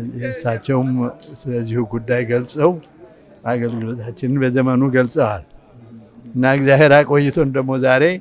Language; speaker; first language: Amharic; non-native, local second language; Tigrinya